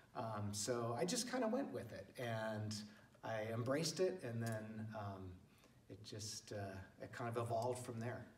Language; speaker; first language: English; native; English